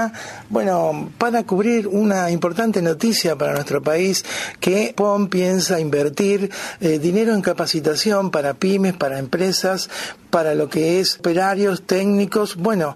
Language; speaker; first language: Spanish; native; Spanish